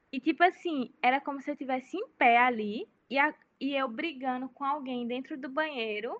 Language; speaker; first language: Portuguese; native; Portuguese